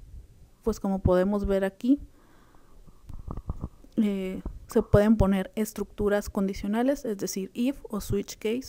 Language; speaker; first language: Spanish; native; Spanish